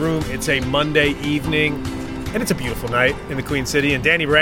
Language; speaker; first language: English; native; English